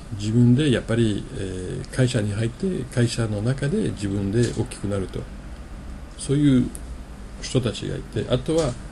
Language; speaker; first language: Japanese; non-native, fluent; French